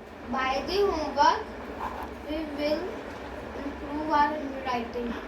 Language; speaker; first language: English; non-native, learner; Hindi